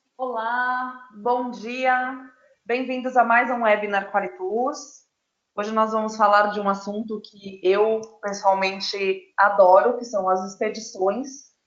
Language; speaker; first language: Portuguese; native; Portuguese